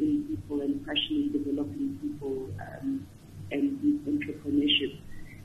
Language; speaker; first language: English; non-native, local second language; Xhosa